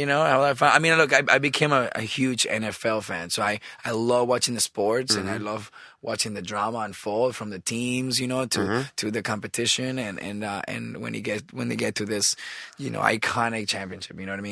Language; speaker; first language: English; non-native, fluent; Spanish